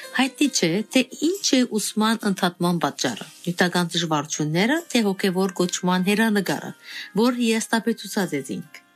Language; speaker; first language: Armenian; native; Armenian